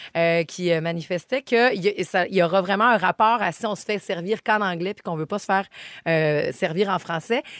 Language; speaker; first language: French; native; French